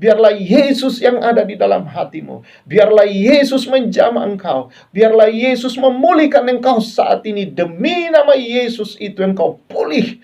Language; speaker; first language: Indonesian; native; Indonesian